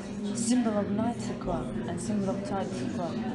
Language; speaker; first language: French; non-native, learner; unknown